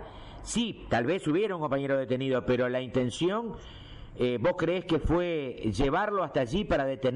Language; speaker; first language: Spanish; native; Spanish